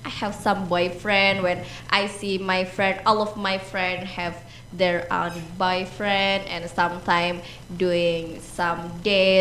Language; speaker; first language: English; non-native, learner; Indonesian